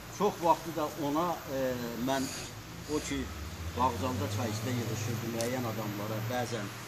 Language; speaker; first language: Azerbaijani; non-native, local second language; Talysh